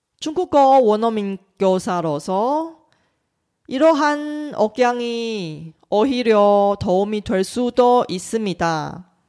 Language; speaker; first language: Korean; non-native, fluent; Chinese